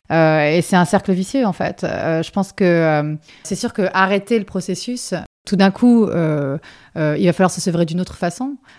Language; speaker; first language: French; native; French